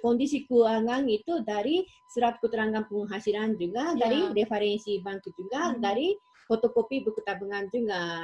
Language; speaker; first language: Indonesian; non-native, fluent; Japanese